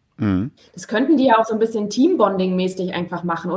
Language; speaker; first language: German; native; German